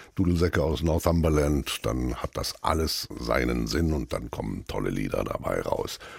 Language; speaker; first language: German; native; German